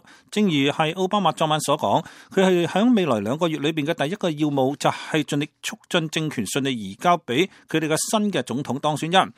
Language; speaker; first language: Chinese; non-native, local second language; Cantonese